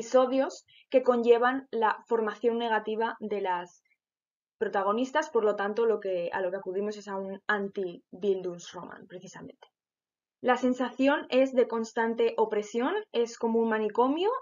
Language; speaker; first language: Spanish; native; Spanish